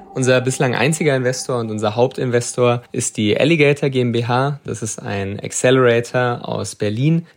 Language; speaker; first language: German; native; German